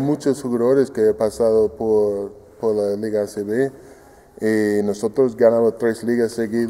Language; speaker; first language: Spanish; non-native, fluent; English